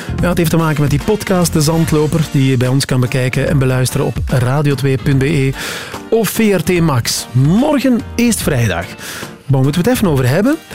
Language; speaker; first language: Dutch; native; Dutch